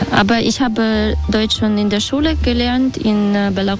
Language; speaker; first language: German; non-native, learner; Russian